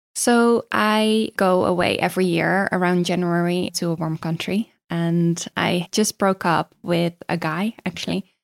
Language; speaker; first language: English; non-native, fluent; Dutch